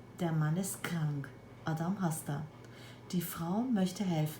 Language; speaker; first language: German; non-native, fluent; Turkish